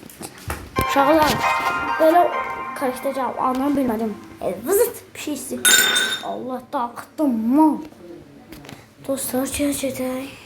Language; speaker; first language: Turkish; non-native, learner; Azerbaijani